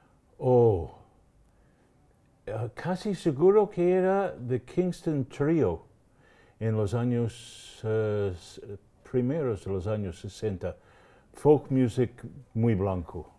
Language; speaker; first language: Spanish; non-native, fluent; English